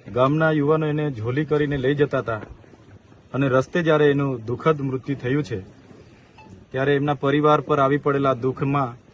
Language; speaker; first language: Gujarati; non-native, local second language; Bhili